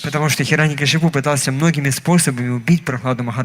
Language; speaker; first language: Russian; native; Russian